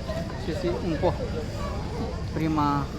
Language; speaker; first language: Italian; non-native, learner; Telugu